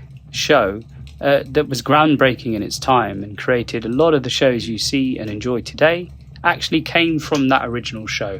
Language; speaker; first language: English; native; English